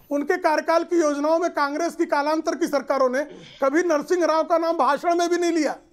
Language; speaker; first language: Hindi; native; Hindi